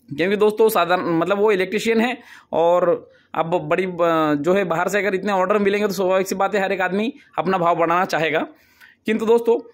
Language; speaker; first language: Hindi; native; Hindi